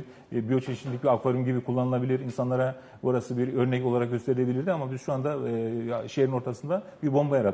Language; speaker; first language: Turkish; native; Turkish